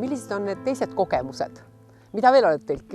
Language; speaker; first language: Estonian; native; Estonian